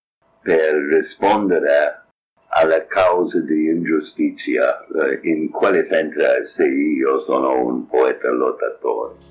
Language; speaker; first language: Italian; non-native, fluent; English